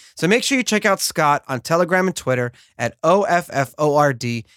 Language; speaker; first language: English; native; English